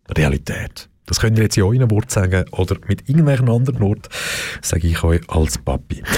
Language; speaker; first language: German; early bilingual, other home language; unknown